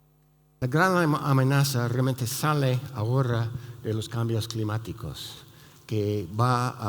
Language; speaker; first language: Spanish; non-native, fluent; English